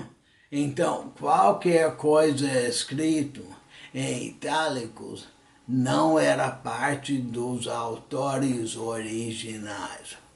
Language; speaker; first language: Portuguese; early bilingual, other home language; English